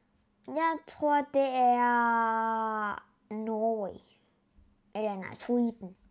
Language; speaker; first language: Danish; early bilingual, other home language; Spanish